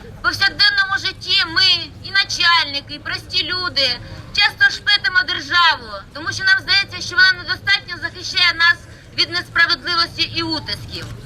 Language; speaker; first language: Ukrainian; native; Ukrainian